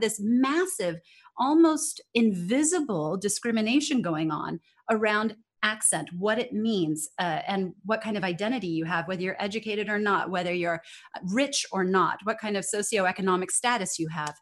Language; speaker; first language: English; native; English